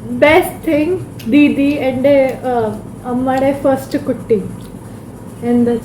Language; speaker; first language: Malayalam; early bilingual, heritage; Malayalam